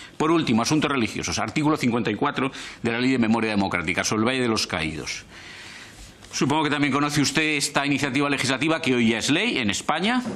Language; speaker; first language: Spanish; native; Spanish